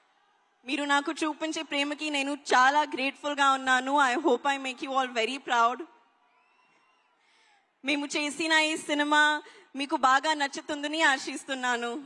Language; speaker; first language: Telugu; non-native, learner; Hindi